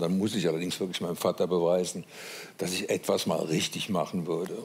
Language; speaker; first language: German; native; German